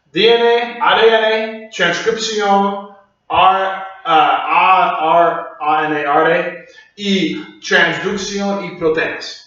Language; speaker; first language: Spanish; non-native, learner; English